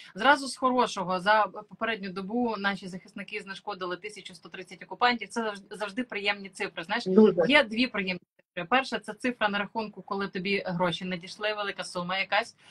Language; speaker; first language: Ukrainian; native; Ukrainian